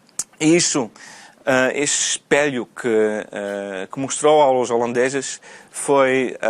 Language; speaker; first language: Portuguese; non-native, fluent; Dutch